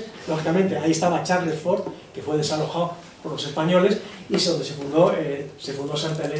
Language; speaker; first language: Spanish; native; Spanish